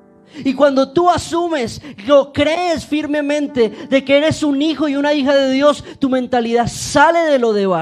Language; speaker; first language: Spanish; native; Spanish